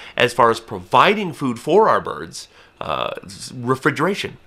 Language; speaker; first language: English; native; English